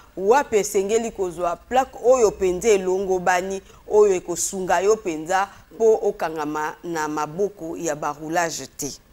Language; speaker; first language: Lingala; native; Lingala